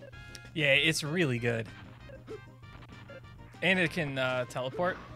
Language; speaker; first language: English; native; English